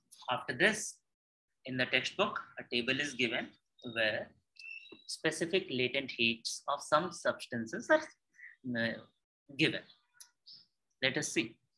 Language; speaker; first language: English; non-native, local second language; Hindi